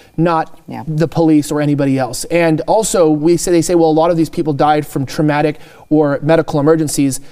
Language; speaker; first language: English; native; English